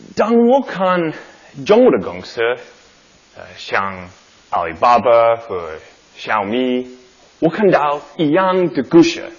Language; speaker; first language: Chinese; non-native, learner; English